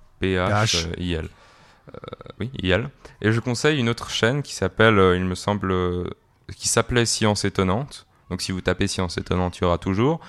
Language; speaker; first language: French; native; French